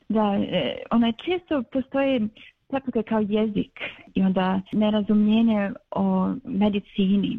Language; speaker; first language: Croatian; early bilingual, other home language; Bosnian